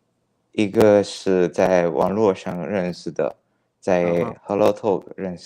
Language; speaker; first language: Chinese; non-native, fluent; Italian